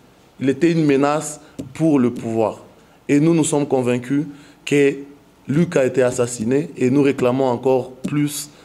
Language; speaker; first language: French; non-native, local second language; Swahili